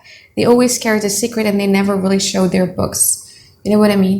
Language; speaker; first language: English; non-native, fluent; Indonesian